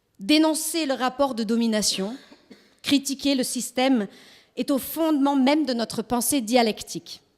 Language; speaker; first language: French; non-native, fluent; German